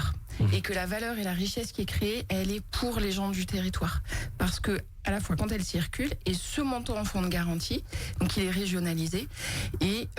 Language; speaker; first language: French; native; French